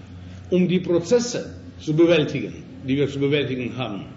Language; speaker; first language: German; non-native, fluent; Russian